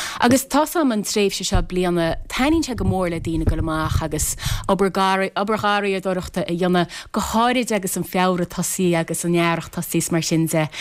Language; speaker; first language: Irish; native; Irish